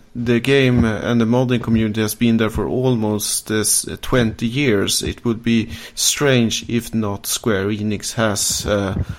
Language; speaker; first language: English; non-native, fluent; Swedish